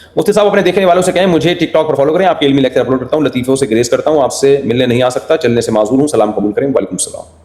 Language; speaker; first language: Urdu; native; Urdu